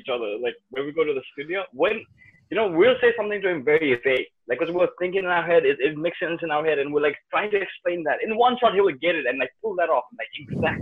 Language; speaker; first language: English; non-native, local second language; Nepali